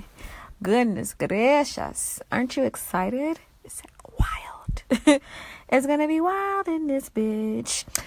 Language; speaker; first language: English; native; English